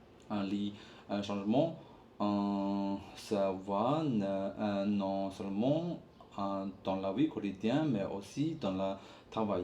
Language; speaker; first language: French; non-native, learner; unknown